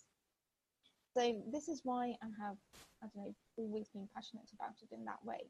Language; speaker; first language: English; non-native, fluent; Russian